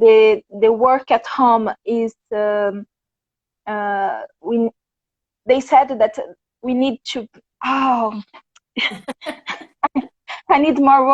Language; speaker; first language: English; non-native, fluent; Portuguese